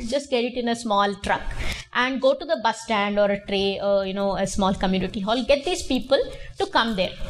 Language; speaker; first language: English; non-native, local second language; Telugu